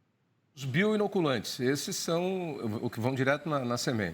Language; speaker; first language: Portuguese; native; Portuguese